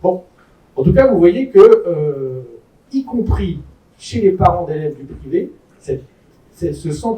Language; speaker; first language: French; native; French